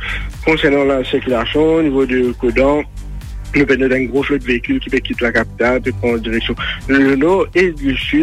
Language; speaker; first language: French; non-native, local second language; Morisyen